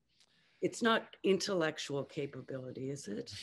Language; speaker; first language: English; native; English